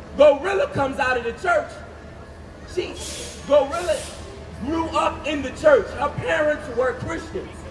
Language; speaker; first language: English; native; English